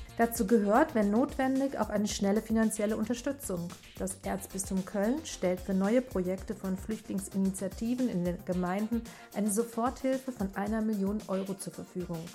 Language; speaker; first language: German; native; German